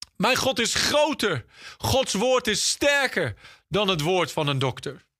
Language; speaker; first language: Dutch; non-native, fluent; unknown